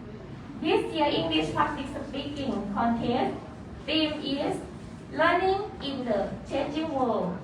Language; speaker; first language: English; non-native, fluent; Thai